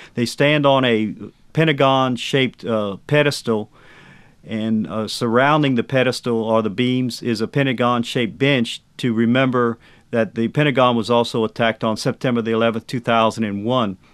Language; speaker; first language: English; early bilingual, other home language; French